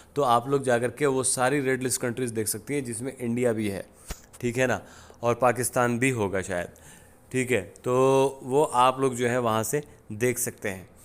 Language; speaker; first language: Hindi; native; Hindi